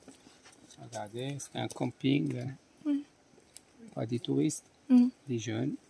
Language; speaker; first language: French; non-native, local second language; Arabic